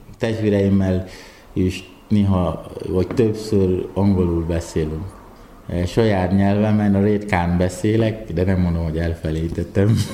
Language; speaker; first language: Hungarian; non-native, fluent; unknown